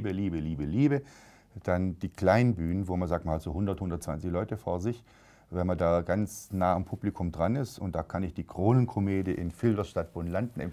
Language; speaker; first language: German; native; German